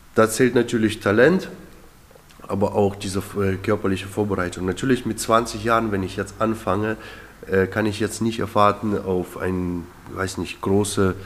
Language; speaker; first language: German; early bilingual, other home language; Russian